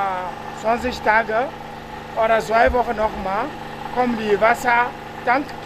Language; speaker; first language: German; non-native, learner; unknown